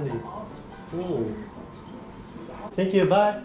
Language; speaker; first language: English; non-native, learner; Korean